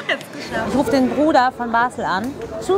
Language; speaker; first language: German; native; German